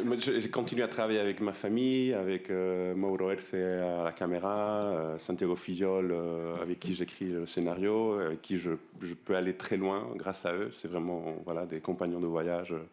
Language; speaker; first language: French; non-native, fluent; Spanish